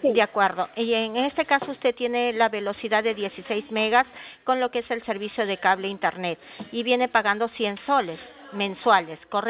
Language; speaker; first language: Spanish; native; Spanish